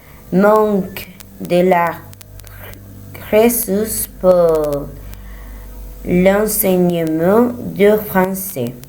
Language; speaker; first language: French; non-native, learner; Spanish